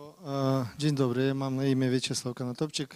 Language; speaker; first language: Polish; non-native, learner; Ukrainian